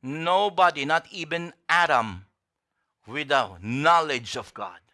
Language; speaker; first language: English; non-native, local second language; Filipino